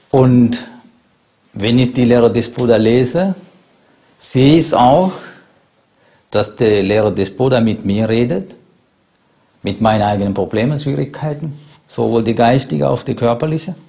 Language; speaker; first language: German; non-native, fluent; Sinhala